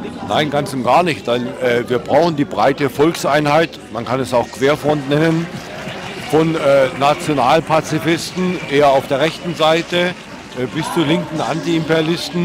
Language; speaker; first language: German; native; German